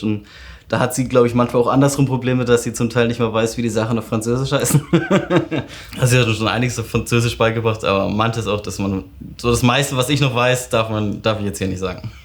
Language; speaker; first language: German; native; German